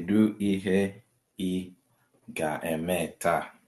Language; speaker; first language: Igbo; non-native, learner; English